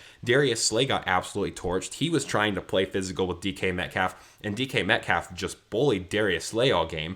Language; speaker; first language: English; native; English